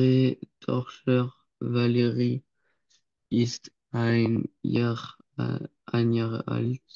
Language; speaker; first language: German; non-native, learner; French